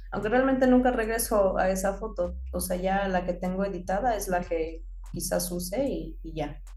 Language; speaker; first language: Spanish; early bilingual, heritage; Spanish